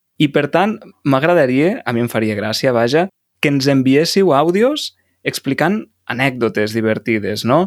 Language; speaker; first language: Catalan; native; Catalan